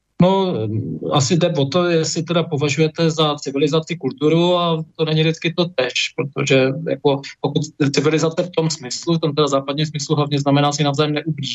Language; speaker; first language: Czech; native; Czech